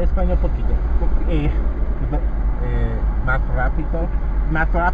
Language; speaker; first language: Spanish; non-native, learner; English